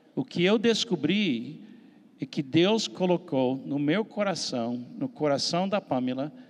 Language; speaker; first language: Portuguese; non-native, fluent; English